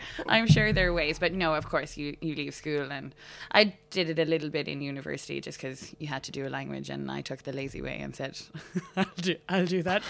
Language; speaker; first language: English; native; English